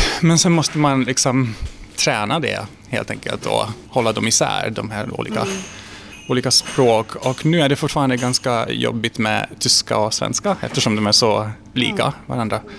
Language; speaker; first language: Swedish; non-native, fluent; Hungarian